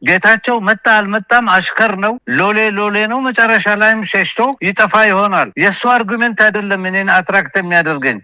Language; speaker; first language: Amharic; non-native, local second language; Oromo